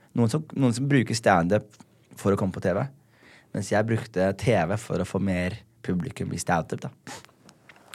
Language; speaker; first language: Norwegian; early bilingual, other home language; Somali